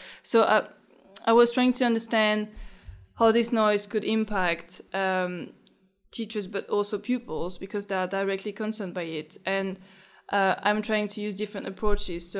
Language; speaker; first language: English; non-native, fluent; French